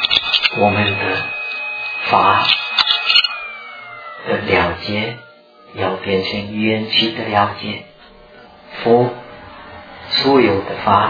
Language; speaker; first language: Chinese; non-native, fluent; Czech